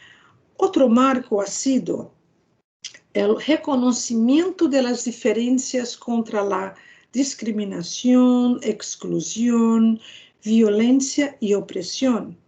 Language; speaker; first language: Spanish; non-native, fluent; Portuguese